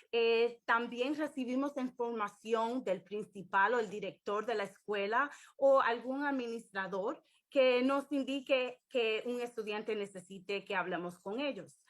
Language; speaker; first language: Spanish; early bilingual, heritage; English